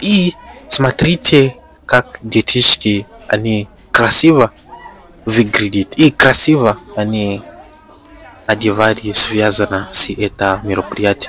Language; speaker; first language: Russian; non-native, learner; Bemba